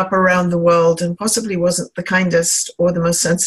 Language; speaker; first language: English; native; English